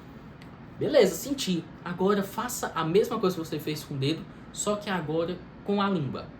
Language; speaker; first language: Portuguese; native; Portuguese